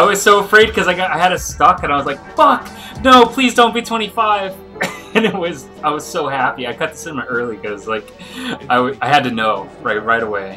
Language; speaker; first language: English; native; English